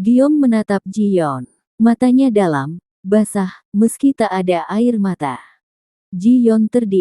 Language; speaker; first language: Indonesian; native; Indonesian